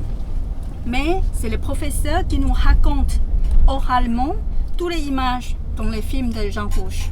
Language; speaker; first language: French; non-native, fluent; Chinese